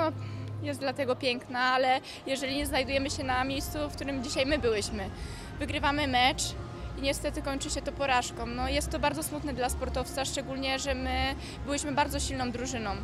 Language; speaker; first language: Polish; native; Polish